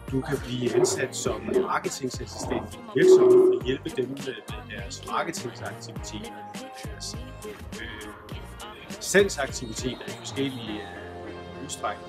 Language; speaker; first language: Danish; native; Danish